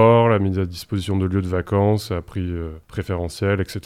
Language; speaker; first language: French; native; French